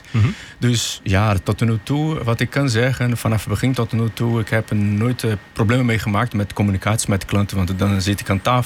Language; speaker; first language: Dutch; non-native, fluent; Portuguese